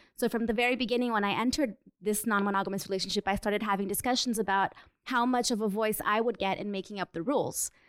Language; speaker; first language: English; non-native, fluent; Portuguese